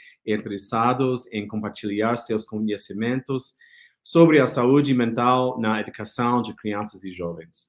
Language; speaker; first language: Portuguese; non-native, fluent; English